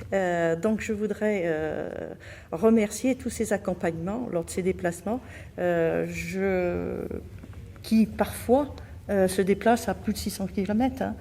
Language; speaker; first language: French; native; French